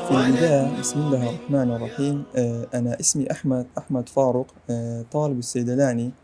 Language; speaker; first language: Arabic; non-native, learner; Central Kurdish